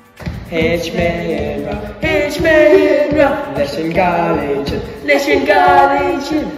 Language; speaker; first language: Irish; non-native, learner; English